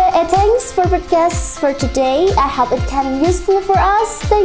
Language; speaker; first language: English; non-native, learner; Indonesian